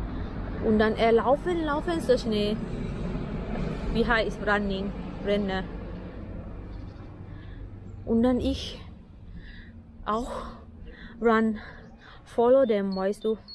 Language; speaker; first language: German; non-native, learner; Thai